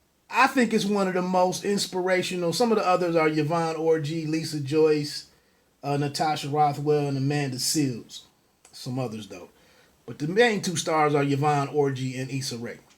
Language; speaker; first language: English; native; English